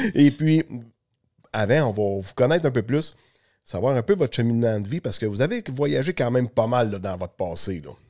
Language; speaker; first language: French; native; French